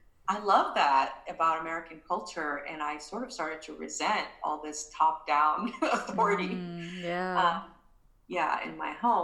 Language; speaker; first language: English; early bilingual, other home language; Spanish